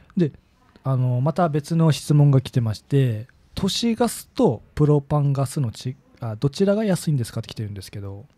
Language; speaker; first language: Japanese; native; Japanese